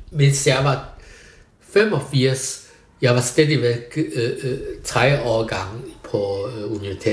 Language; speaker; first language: Danish; non-native, fluent; Chinese